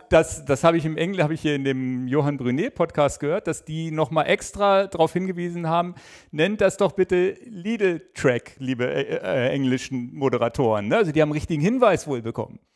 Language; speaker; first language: German; native; German